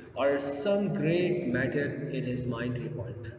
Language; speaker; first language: English; non-native, local second language; Urdu